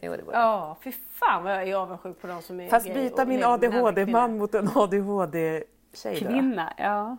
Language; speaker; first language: Swedish; native; Swedish